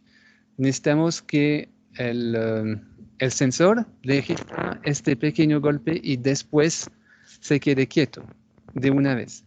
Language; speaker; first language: Spanish; non-native, fluent; French